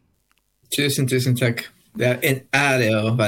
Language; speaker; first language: Norwegian; non-native, learner; Spanish